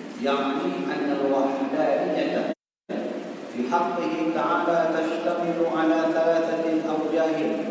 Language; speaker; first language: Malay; non-native, local second language; Achinese